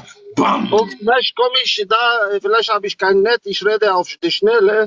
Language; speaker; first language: German; non-native, learner; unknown